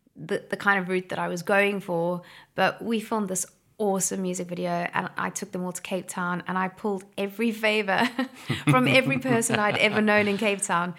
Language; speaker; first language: English; native; English